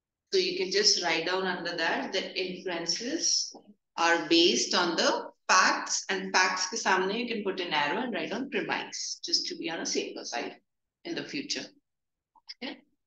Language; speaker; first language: English; non-native, local second language; Hindi